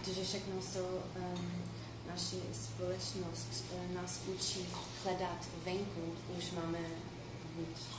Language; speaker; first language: Czech; non-native, fluent; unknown